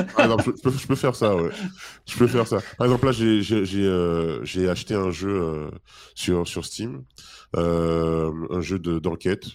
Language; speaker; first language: French; native; French